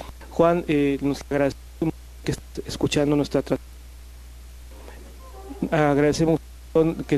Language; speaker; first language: Spanish; native; Spanish